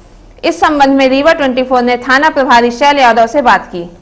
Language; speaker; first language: Hindi; native; Hindi